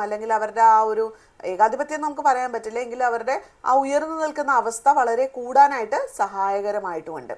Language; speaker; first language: Malayalam; native; Malayalam